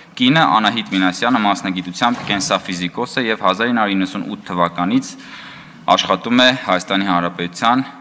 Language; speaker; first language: Armenian; native; Armenian